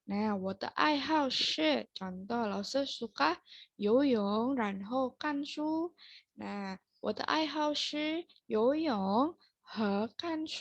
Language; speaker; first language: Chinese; non-native, learner; Indonesian